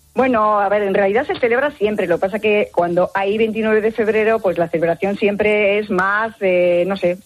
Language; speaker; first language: Spanish; native; Spanish